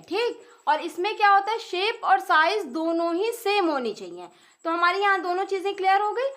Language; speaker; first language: Hindi; native; Hindi